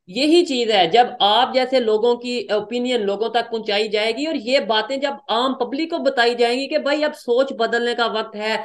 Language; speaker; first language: Urdu; native; Urdu